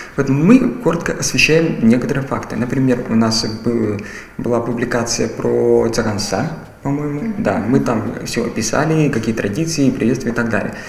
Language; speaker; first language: Russian; native; Russian